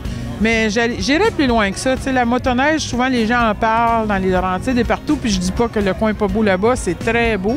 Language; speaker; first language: French; native; French